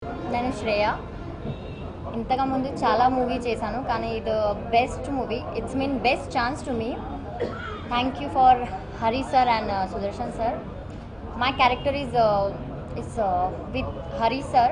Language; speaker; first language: Telugu; non-native, learner; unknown